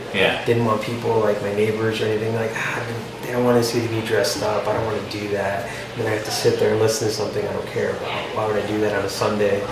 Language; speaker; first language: English; native; English